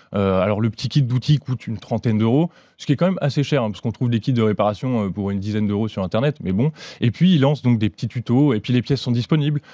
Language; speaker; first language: French; native; French